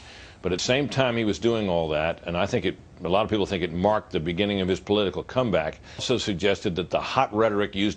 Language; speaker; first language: English; native; English